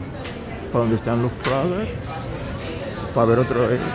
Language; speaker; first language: Spanish; early bilingual, heritage; Spanish